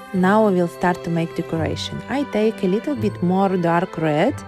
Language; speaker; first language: English; non-native, learner; Ukrainian